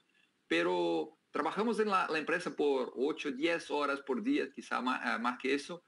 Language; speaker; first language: Spanish; non-native, fluent; Portuguese